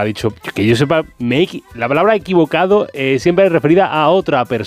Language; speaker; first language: Spanish; native; Spanish